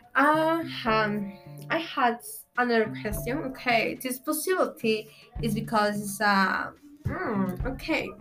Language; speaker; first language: English; non-native, learner; Spanish